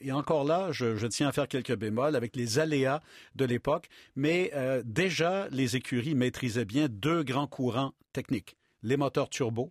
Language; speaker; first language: French; native; French